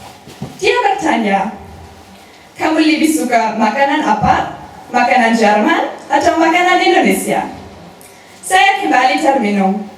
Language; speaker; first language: Indonesian; non-native, learner; German